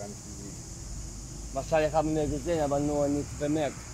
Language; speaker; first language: German; non-native, learner; Russian